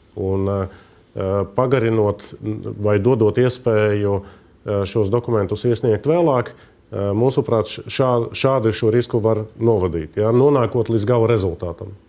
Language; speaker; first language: Latvian; native; Latvian